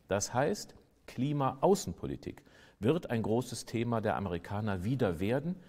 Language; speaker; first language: German; native; German